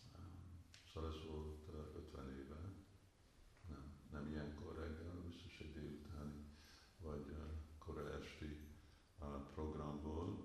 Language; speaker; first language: Hungarian; early bilingual, heritage; Hungarian